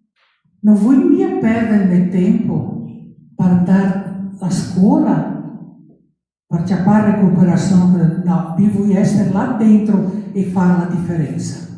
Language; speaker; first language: Italian; non-native, local second language; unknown